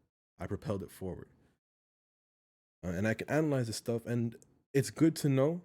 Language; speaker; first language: English; native; English